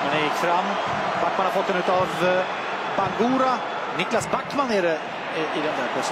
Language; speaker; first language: Swedish; native; Swedish